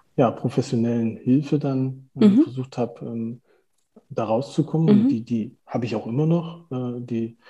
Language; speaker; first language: German; native; German